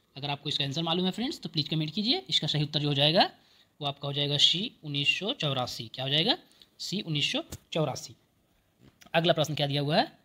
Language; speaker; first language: Hindi; native; Hindi